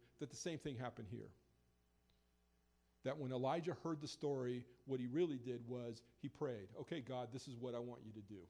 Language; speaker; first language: English; native; English